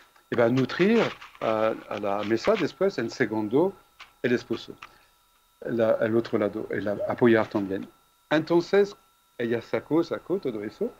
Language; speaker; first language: Spanish; non-native, fluent; French